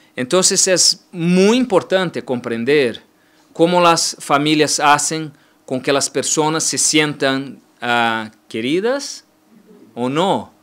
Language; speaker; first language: Spanish; non-native, learner; Portuguese